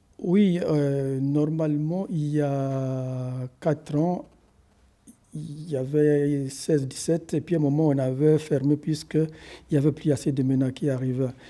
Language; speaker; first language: French; native; French